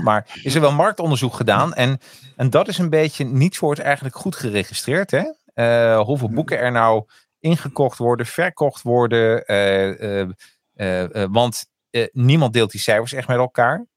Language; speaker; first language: Dutch; native; Dutch